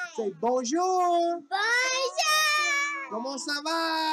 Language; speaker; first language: French; non-native, learner; English